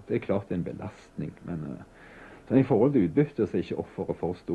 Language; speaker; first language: Norwegian; native; Norwegian